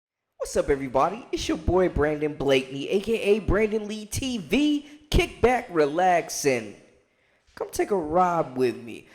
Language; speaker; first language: English; native; English